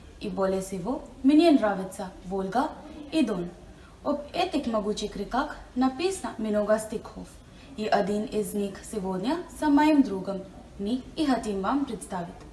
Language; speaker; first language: Russian; non-native, learner; Bangla